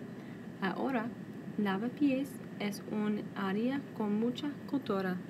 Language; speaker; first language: Spanish; non-native, learner; English